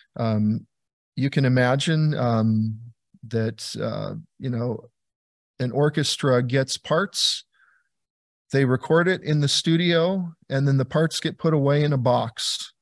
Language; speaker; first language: English; native; English